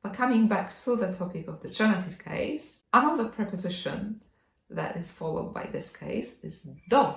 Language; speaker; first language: English; non-native, fluent; Polish